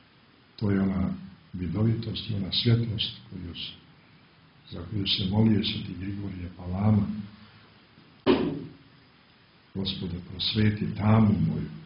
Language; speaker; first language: Croatian; native; Croatian